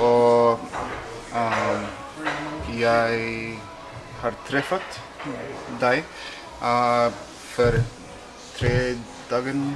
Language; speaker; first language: Norwegian; non-native, learner; English